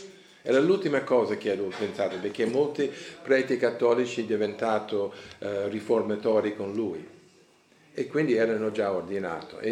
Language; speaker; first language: Italian; non-native, fluent; French